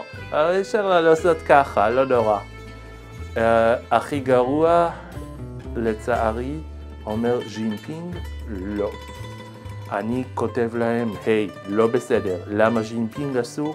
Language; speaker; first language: Hebrew; non-native, learner; Swedish